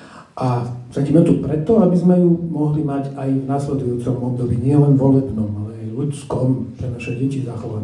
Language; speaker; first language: Slovak; native; Slovak